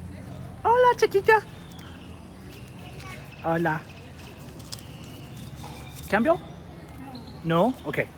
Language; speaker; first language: Spanish; non-native, learner; English